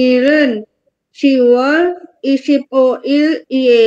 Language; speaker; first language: Korean; non-native, learner; Indonesian